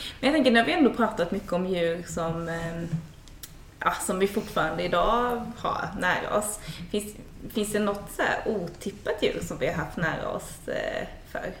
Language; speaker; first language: Swedish; native; Swedish